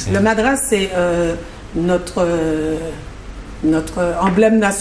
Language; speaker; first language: French; native; French